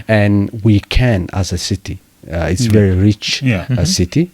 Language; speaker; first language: English; non-native, fluent; Somali